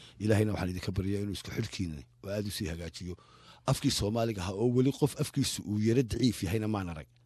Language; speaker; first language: Somali; native; Somali